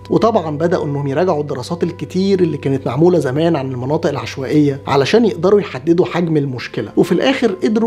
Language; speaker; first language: Arabic; native; Arabic